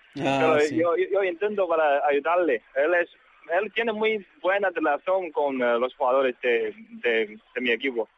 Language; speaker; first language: Spanish; non-native, learner; Chinese